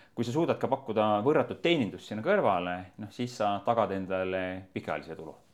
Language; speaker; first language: Estonian; native; Estonian